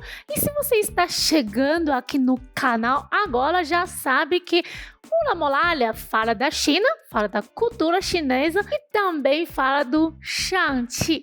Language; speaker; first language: Portuguese; non-native, fluent; Chinese